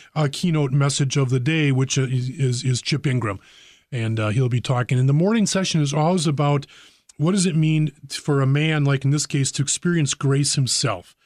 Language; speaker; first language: English; native; English